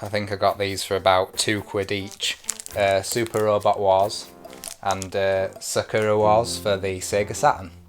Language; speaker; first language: English; native; English